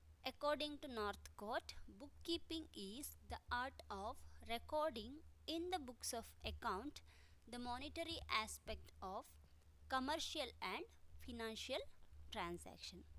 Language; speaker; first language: English; non-native, local second language; Kannada